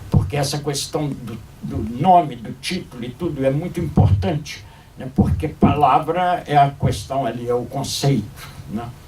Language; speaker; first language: Portuguese; native; Portuguese